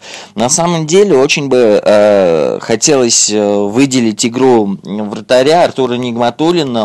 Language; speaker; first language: Russian; native; Russian